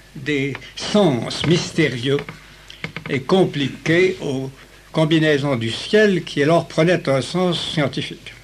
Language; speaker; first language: French; native; French